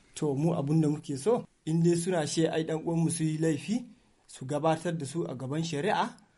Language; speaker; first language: Hausa; non-native, local second language; Fula